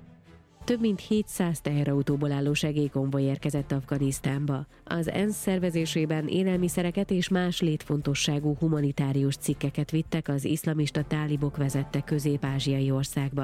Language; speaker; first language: Hungarian; native; Hungarian